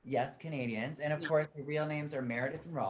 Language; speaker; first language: English; native; English